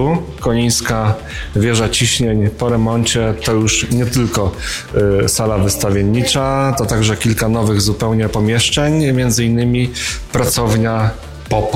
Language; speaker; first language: Polish; native; Polish